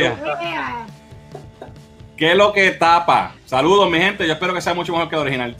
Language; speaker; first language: Spanish; native; Spanish